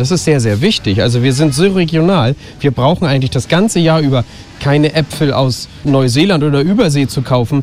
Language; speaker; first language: German; native; German